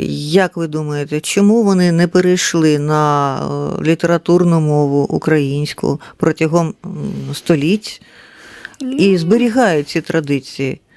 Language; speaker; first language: Ukrainian; native; Ukrainian